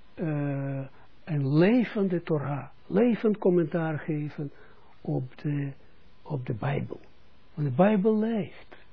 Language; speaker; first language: Dutch; non-native, fluent; Russian